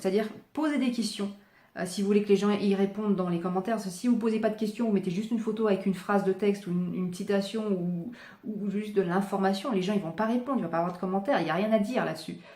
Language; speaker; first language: French; native; French